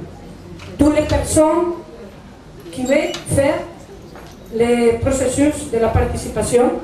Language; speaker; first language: French; non-native, learner; Spanish